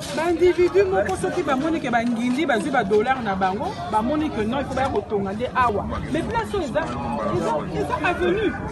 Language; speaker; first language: Lingala; native; Lingala